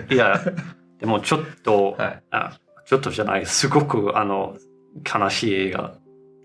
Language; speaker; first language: Japanese; non-native, learner; Danish